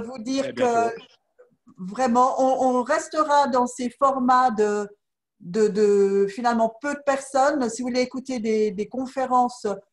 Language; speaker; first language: French; native; French